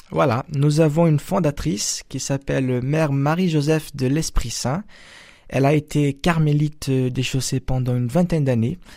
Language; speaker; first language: French; non-native, fluent; Portuguese